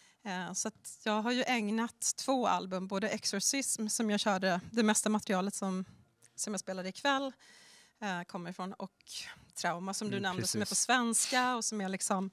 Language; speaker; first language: Swedish; native; Swedish